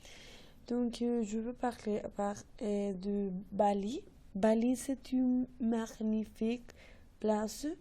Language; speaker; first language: French; non-native, learner; Spanish